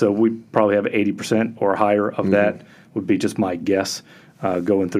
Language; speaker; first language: English; native; English